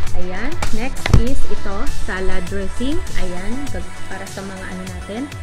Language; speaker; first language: Filipino; native; Filipino